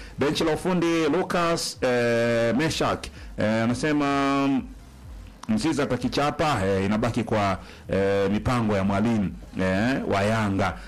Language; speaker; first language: Swahili; native; Swahili